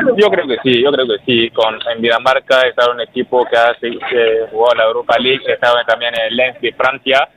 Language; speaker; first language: Spanish; non-native, fluent; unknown